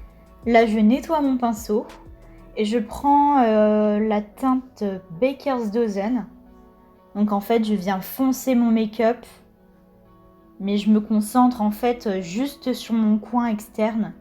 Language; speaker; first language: French; native; French